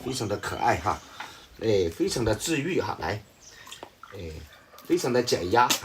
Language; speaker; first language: Chinese; native; Chinese